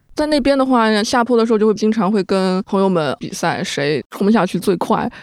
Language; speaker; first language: Chinese; native; Chinese